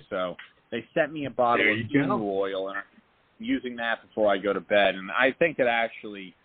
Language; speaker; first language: English; native; English